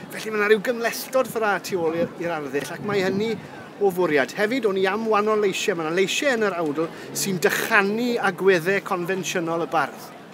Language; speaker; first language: Welsh; native; Welsh